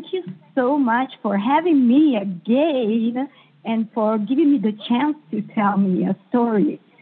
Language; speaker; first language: English; non-native, fluent; Italian